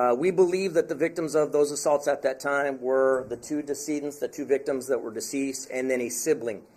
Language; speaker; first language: English; early bilingual, other home language; Spanish